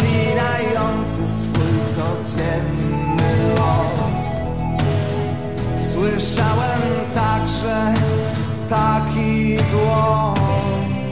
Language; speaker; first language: Polish; native; Polish